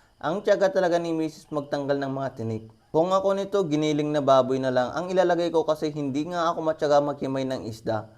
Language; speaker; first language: Filipino; non-native, local second language; Iloko